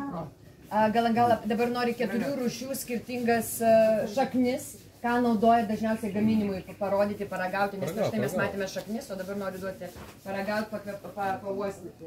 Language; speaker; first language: Lithuanian; native; Lithuanian